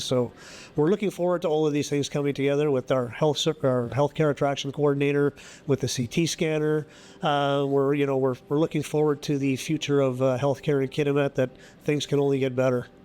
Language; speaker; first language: English; native; English